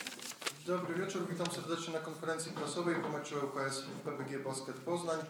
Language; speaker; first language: Polish; native; Polish